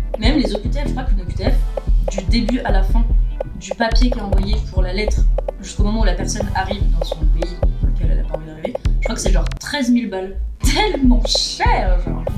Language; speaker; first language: French; native; French